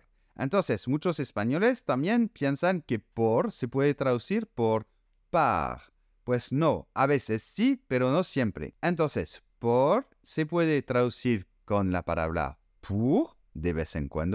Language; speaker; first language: Spanish; non-native, fluent; French